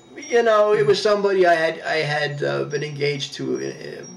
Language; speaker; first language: English; native; English